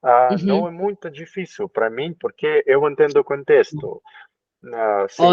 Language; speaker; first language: Portuguese; non-native, learner; Russian